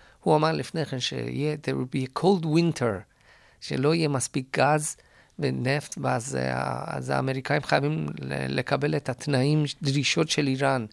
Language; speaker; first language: Hebrew; non-native, fluent; Persian